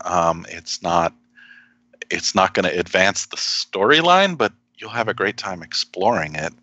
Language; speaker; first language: English; native; English